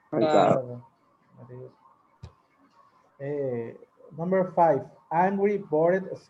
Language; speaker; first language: English; non-native, learner; Spanish